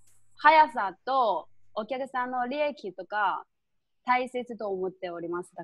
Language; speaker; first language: Japanese; non-native, fluent; Chinese